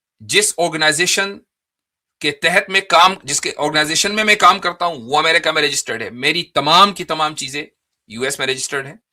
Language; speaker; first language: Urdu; native; Urdu